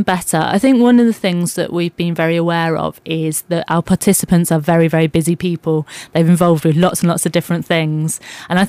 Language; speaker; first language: English; native; English